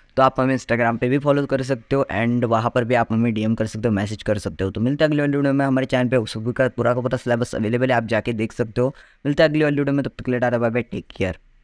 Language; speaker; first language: Hindi; non-native, local second language; Marathi